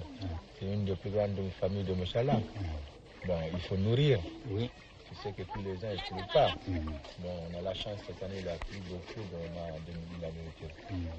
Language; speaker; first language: French; non-native, local second language; Soninke